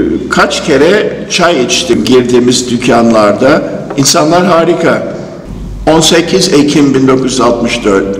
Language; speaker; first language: Turkish; non-native, fluent; English